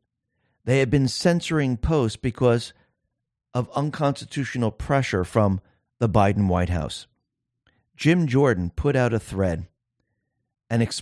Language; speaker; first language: English; native; English